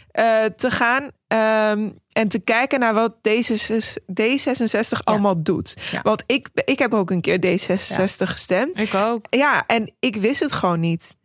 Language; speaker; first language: Dutch; early bilingual, other home language; Persian